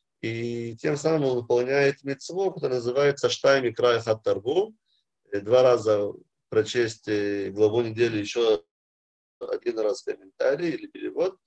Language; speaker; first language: Russian; early bilingual, heritage; Russian